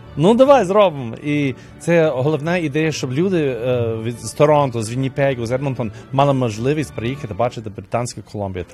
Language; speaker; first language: Ukrainian; early bilingual, heritage; Ukrainian